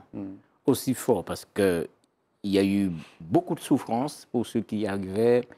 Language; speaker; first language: French; native; French